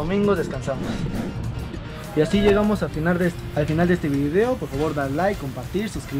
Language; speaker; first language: Spanish; native; Spanish